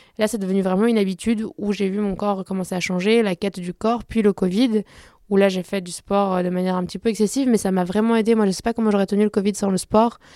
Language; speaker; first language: French; early bilingual, other home language; Spanish